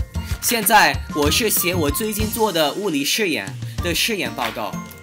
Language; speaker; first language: Chinese; non-native, fluent; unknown